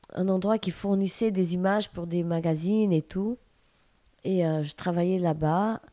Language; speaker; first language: French; non-native, fluent; Portuguese